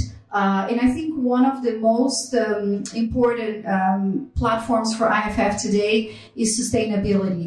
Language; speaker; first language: English; non-native, fluent; Portuguese